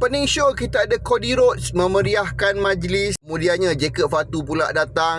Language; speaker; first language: Malay; native; Malay